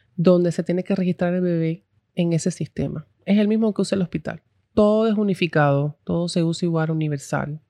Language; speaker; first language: Spanish; early bilingual, heritage; Spanish